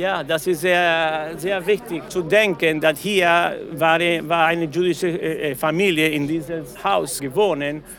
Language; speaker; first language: German; non-native, learner; English